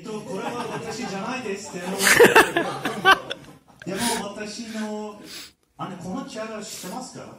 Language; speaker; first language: Japanese; non-native, learner; Turkish